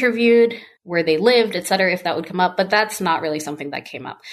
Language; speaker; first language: English; non-native, local second language; Filipino